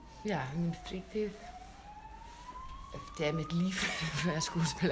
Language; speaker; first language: Danish; non-native, learner; Icelandic